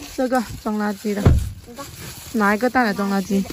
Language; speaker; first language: Chinese; native; Chinese